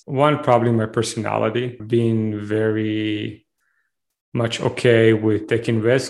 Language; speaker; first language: English; non-native, fluent; Hebrew